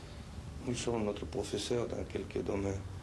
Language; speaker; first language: French; non-native, fluent; Spanish